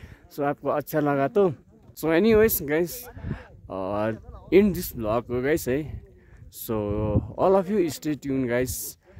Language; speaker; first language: Hindi; non-native, local second language; Nepali